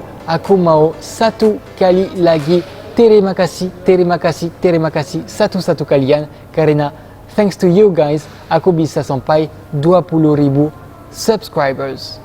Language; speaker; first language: Indonesian; non-native, fluent; French